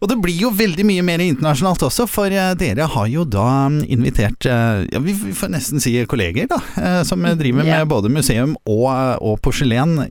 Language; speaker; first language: Norwegian; native; Norwegian